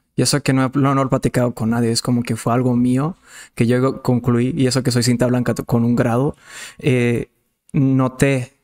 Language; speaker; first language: Spanish; non-native, fluent; Serbian